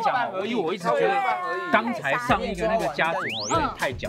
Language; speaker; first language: Chinese; native; Chinese